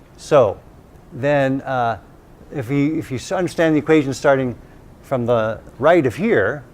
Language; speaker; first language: English; native; English